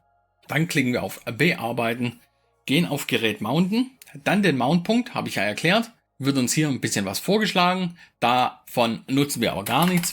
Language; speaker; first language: German; native; German